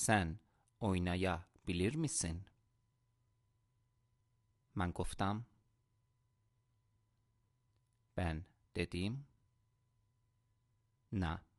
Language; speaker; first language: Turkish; non-native, fluent; Persian